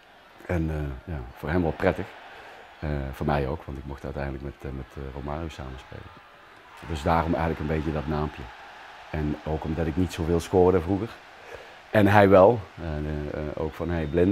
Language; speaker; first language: Dutch; native; Dutch